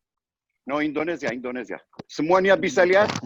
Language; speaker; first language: Indonesian; non-native, learner; Hebrew